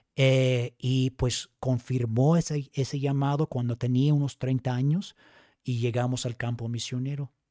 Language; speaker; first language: Spanish; non-native, fluent; English